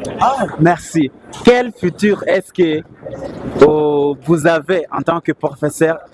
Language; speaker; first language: French; non-native, fluent; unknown